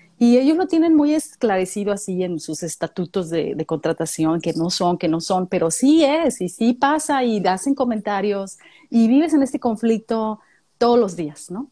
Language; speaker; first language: Spanish; native; Spanish